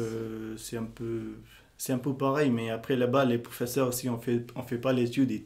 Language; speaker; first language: French; non-native, learner; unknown